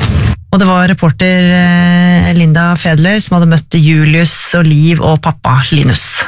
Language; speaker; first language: Norwegian; native; Norwegian